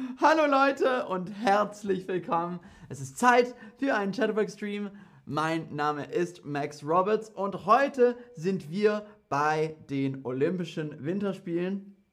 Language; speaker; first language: German; non-native, fluent; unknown